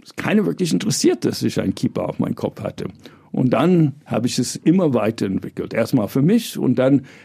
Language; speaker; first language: German; early bilingual, other home language; English